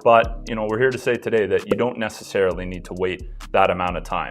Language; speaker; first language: English; native; English